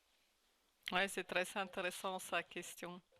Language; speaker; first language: French; non-native, fluent; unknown